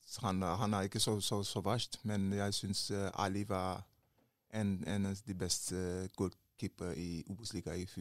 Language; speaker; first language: Norwegian; non-native, learner; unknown